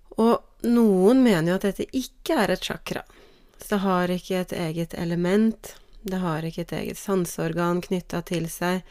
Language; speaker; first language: Norwegian; native; Norwegian